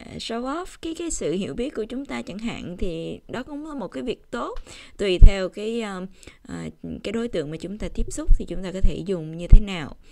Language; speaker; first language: Vietnamese; early bilingual, heritage; Vietnamese